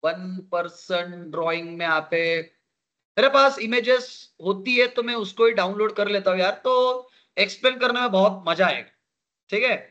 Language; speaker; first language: Hindi; non-native, local second language; Marathi